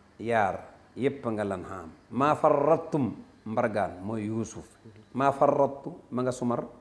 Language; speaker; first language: Wolof; native; Wolof